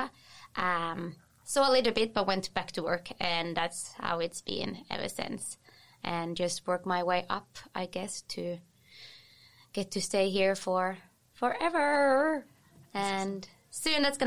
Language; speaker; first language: English; non-native, fluent; Finnish